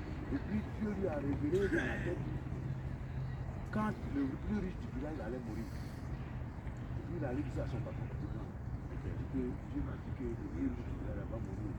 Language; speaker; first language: French; non-native, local second language; Baoulé